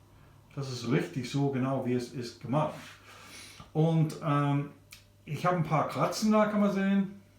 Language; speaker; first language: German; non-native, learner; English